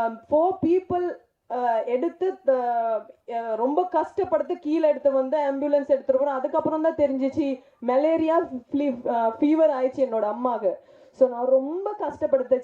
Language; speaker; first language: Tamil; non-native, fluent; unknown